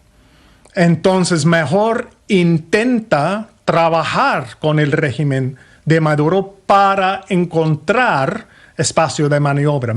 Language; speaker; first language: Spanish; non-native, fluent; English